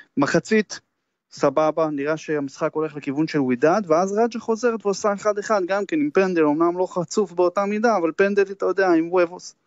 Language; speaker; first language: Hebrew; native; Hebrew